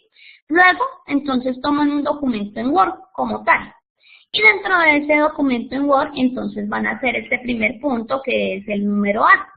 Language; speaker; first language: Spanish; native; Spanish